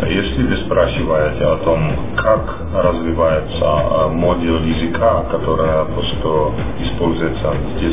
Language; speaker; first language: Russian; non-native, fluent; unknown